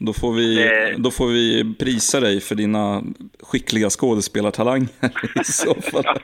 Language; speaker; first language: Swedish; native; Swedish